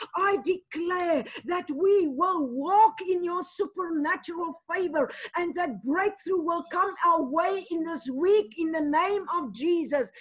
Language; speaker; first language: English; non-native, local second language; Afrikaans